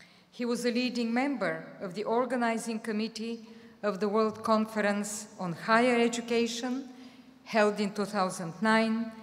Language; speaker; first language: English; non-native, fluent; Bulgarian